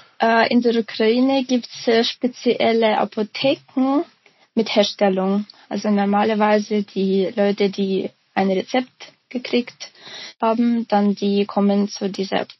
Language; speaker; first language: German; non-native, fluent; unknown